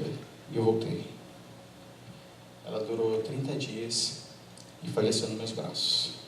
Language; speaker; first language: Portuguese; native; Portuguese